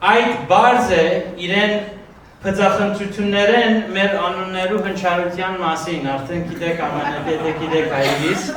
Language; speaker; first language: Armenian; early bilingual, heritage; Armenian